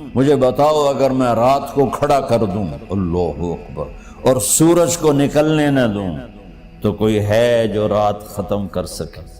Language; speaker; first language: Urdu; non-native, local second language; Punjabi